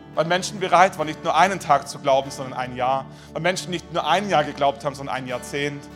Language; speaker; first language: German; native; German